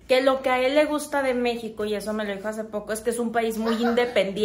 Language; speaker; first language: Spanish; native; Spanish